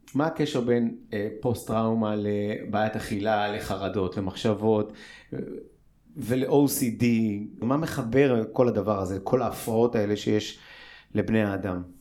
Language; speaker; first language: Hebrew; native; Hebrew